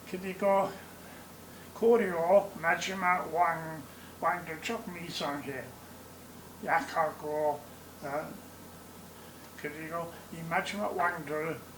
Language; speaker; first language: Korean; non-native, learner; English